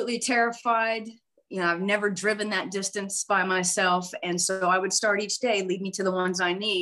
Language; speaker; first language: English; native; English